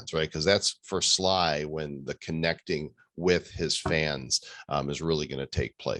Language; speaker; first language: English; native; English